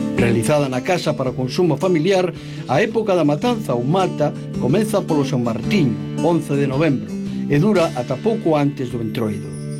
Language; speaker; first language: Galician; native; Galician